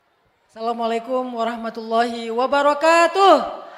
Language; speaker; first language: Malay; non-native, local second language; Achinese